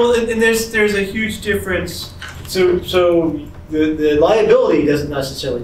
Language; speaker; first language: English; native; English